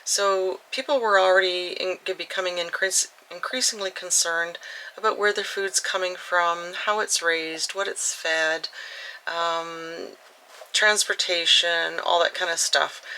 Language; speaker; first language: English; native; English